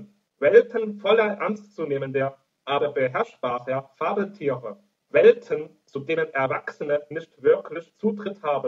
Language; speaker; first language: German; native; German